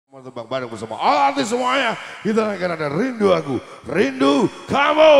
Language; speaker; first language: Indonesian; native; Indonesian